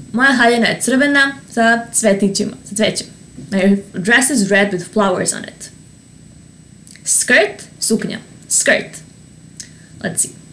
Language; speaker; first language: English; non-native, fluent; Serbian